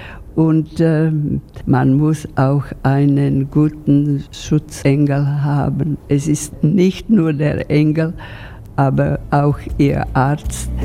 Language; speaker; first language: German; non-native, fluent; Slovak